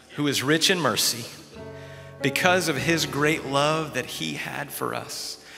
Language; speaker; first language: English; native; English